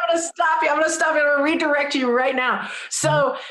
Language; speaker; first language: English; native; English